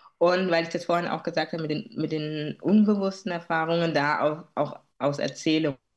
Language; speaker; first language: German; native; German